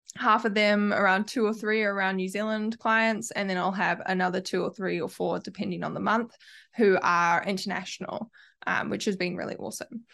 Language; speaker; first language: English; native; English